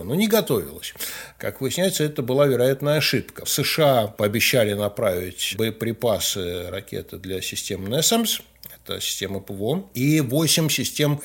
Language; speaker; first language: Russian; native; Russian